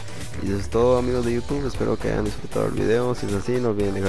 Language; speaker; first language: Spanish; native; Spanish